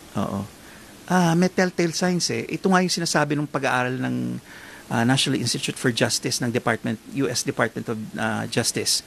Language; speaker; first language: Filipino; native; Filipino